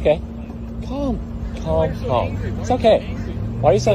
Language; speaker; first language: English; native; English